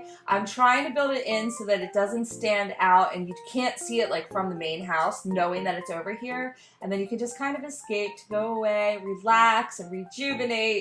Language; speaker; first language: English; native; English